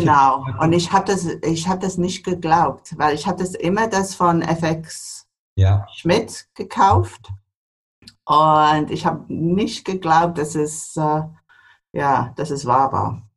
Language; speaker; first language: German; non-native, fluent; English